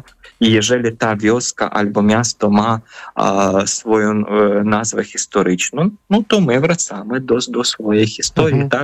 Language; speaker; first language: Polish; non-native, fluent; Ukrainian